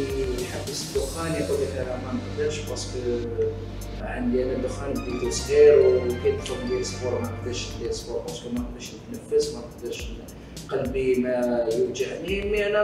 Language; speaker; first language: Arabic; native; Arabic